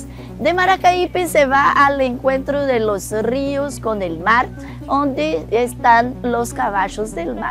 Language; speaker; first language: Spanish; non-native, fluent; Portuguese